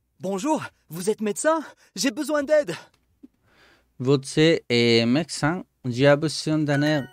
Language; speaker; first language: French; non-native, learner; Spanish